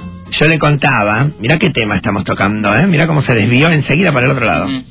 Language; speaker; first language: Spanish; native; Spanish